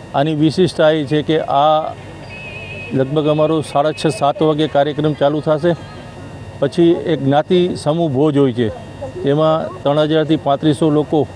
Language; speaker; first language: Gujarati; non-native, local second language; Sindhi